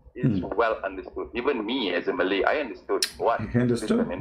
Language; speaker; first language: English; non-native, local second language; Malay